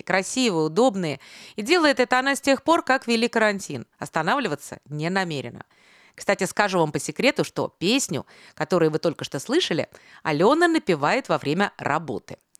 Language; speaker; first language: Russian; native; Russian